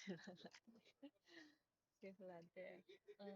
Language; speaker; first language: French; non-native, learner; Chinese